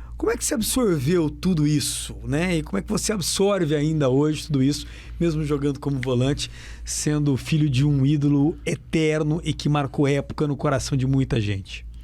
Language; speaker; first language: Portuguese; native; Portuguese